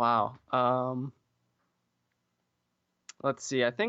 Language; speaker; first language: English; native; English